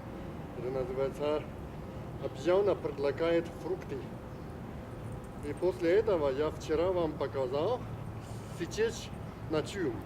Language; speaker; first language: Russian; non-native, learner; Chinese